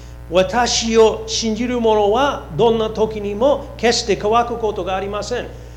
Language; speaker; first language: Japanese; non-native, fluent; English